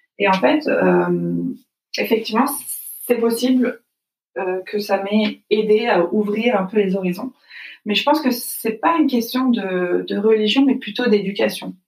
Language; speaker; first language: French; native; French